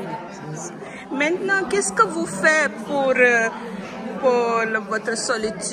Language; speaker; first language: French; non-native, learner; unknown